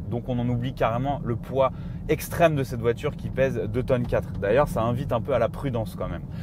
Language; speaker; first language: French; native; French